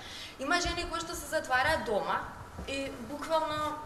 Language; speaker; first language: Macedonian; native; Macedonian